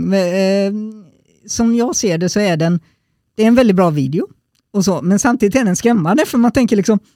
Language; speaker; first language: Swedish; native; Swedish